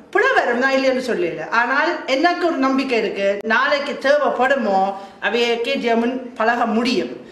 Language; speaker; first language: Tamil; non-native, fluent; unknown